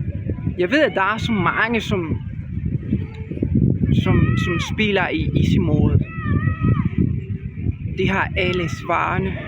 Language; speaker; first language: Danish; non-native, learner; Spanish